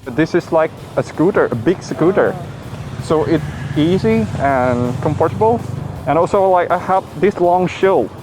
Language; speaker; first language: English; non-native, fluent; Thai